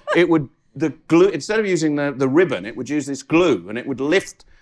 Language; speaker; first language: English; native; English